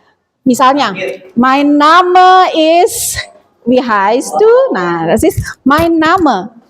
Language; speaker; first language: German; non-native, learner; Indonesian